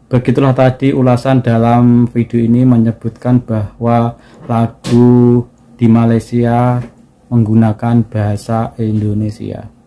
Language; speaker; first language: Indonesian; native; Indonesian